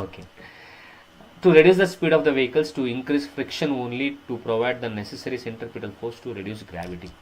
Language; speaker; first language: English; non-native, local second language; Kannada